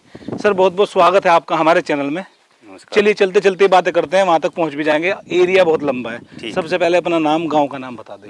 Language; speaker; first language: Hindi; native; Hindi